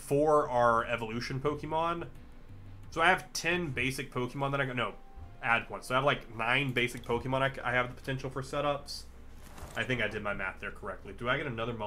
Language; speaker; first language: English; native; English